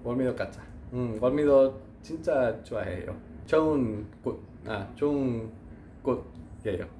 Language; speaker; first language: Korean; non-native, learner; Spanish